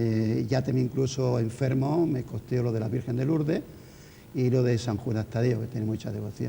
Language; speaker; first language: Spanish; native; Spanish